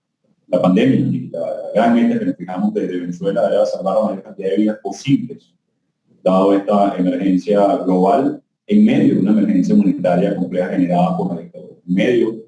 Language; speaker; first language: Spanish; native; Spanish